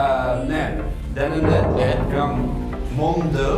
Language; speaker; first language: Korean; non-native, learner; Dutch